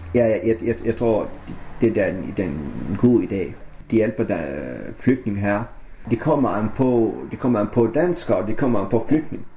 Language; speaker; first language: Danish; non-native, learner; Arabic